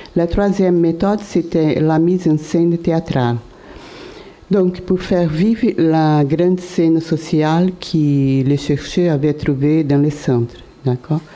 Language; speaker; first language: French; non-native, learner; Portuguese